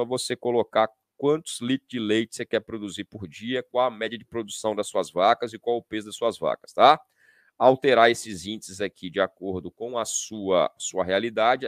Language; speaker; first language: Portuguese; native; Portuguese